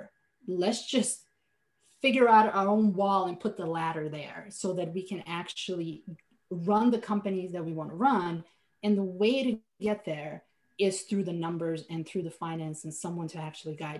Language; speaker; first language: English; non-native, fluent; Slovenian